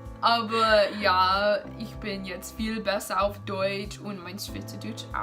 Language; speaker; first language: German; non-native, learner; English